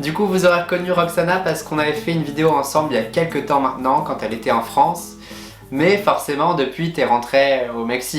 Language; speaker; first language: French; native; French